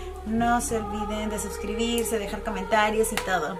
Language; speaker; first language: Spanish; early bilingual, heritage; Spanish